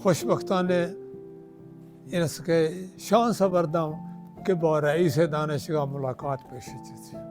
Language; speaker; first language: Persian; non-native, fluent; Urdu